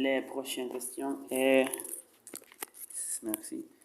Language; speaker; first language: French; non-native, learner; Spanish